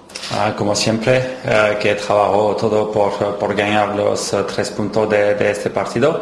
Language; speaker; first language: Spanish; non-native, learner; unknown